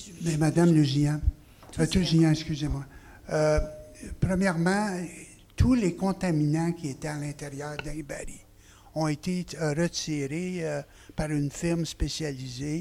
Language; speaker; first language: French; native; French